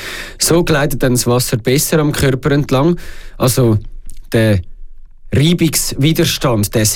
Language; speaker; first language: German; native; German